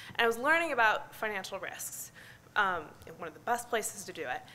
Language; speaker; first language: English; native; English